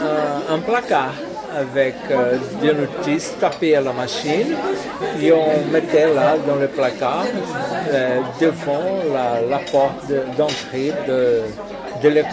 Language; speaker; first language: French; non-native, fluent; Portuguese